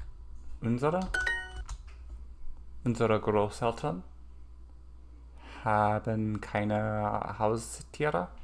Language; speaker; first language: German; non-native, learner; English